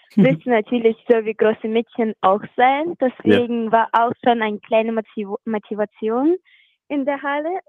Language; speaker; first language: German; non-native, fluent; Russian